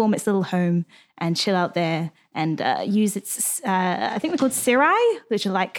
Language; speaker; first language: English; native; English